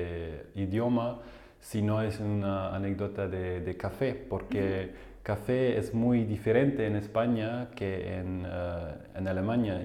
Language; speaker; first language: Spanish; non-native, fluent; German